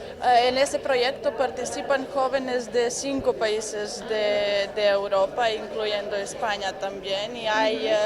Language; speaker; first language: Spanish; non-native, fluent; Serbian